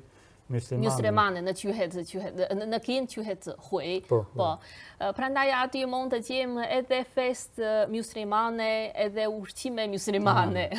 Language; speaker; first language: Albanian; non-native, fluent; Chinese